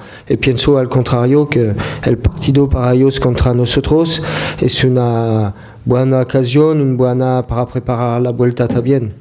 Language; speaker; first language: Spanish; non-native, fluent; French